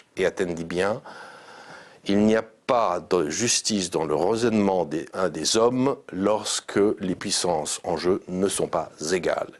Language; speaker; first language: French; native; French